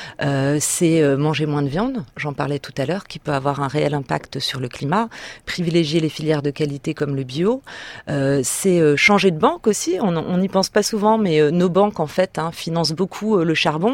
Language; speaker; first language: French; native; French